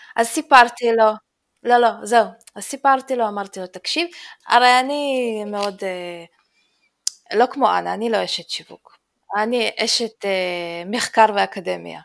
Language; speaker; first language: Hebrew; early bilingual, other home language; Russian